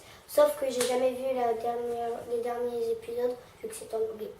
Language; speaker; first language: French; native; French